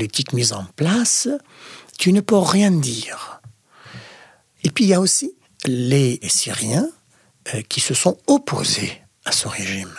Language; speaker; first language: French; non-native, fluent; Arabic